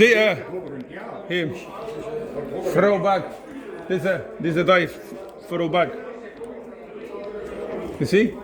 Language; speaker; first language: Dutch; non-native, learner; Polish